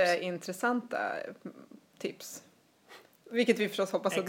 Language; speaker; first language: Swedish; native; Swedish